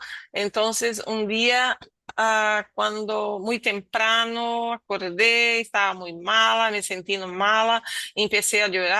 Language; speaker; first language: Spanish; non-native, learner; Portuguese